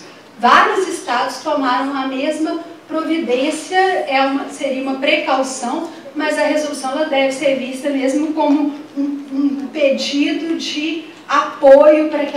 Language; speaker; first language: Portuguese; native; Portuguese